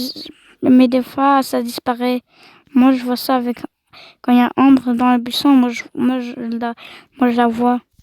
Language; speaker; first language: French; native; French